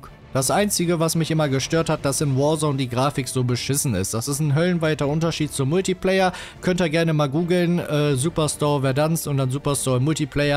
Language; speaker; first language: German; native; German